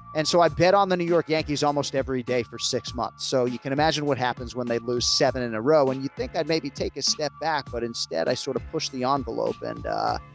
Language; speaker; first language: English; native; English